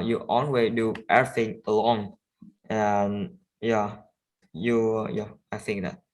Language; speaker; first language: English; non-native, learner; Vietnamese